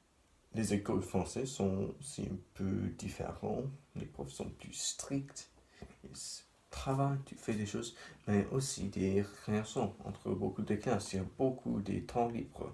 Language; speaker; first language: French; non-native, learner; English